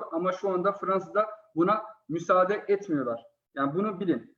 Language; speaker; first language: Turkish; early bilingual, heritage; Turkish